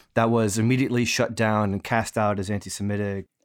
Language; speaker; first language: English; native; English